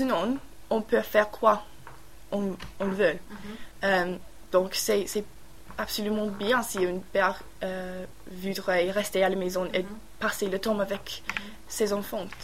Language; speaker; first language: French; non-native, learner; English